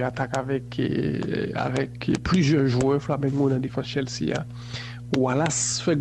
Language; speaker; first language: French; non-native, local second language; Haitian Creole